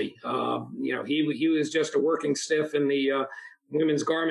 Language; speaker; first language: English; early bilingual, other home language; Italian